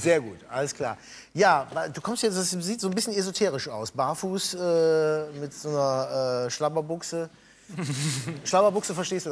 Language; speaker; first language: German; native; German